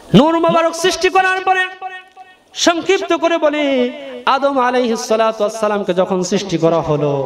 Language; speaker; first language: Bangla; native; Bangla